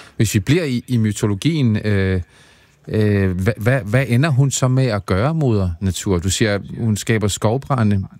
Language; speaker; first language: Danish; native; Danish